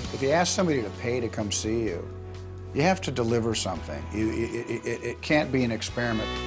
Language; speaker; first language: English; native; English